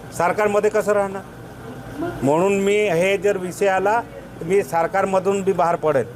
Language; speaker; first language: Marathi; non-native, local second language; Bhili